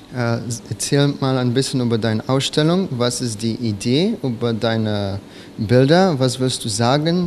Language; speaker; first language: German; non-native, learner; Bulgarian